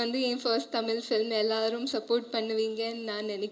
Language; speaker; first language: Tamil; non-native, fluent; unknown